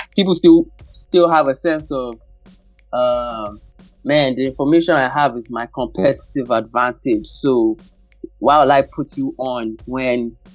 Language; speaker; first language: English; non-native, local second language; Yoruba